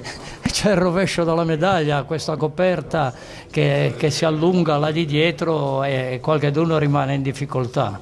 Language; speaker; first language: Italian; native; Italian